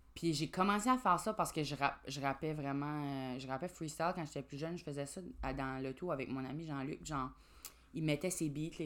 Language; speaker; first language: French; native; French